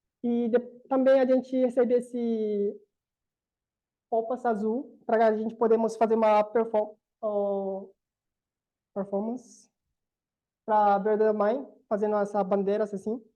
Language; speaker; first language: Portuguese; non-native, learner; Korean